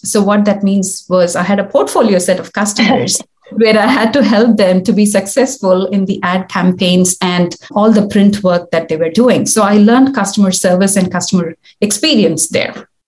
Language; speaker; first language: English; non-native, local second language; Tamil